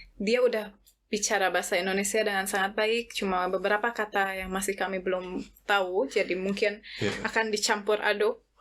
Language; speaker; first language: Indonesian; native; Indonesian